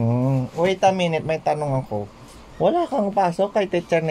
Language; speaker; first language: Filipino; native; Filipino